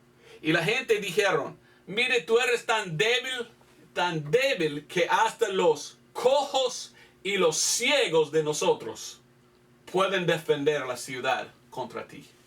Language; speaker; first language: Spanish; non-native, fluent; English